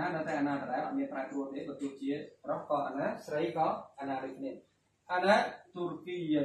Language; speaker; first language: Arabic; non-native, fluent; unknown